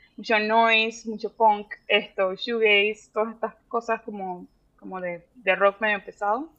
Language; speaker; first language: Spanish; native; Spanish